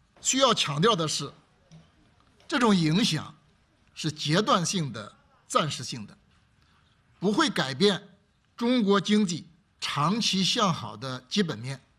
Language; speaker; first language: Chinese; native; Chinese